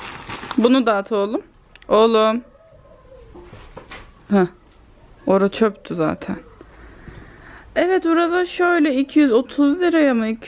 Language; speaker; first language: Turkish; native; Turkish